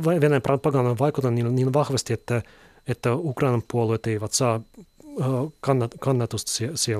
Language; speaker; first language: Finnish; non-native, fluent; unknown